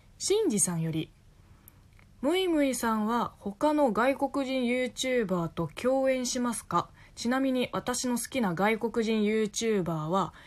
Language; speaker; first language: Japanese; non-native, fluent; Chinese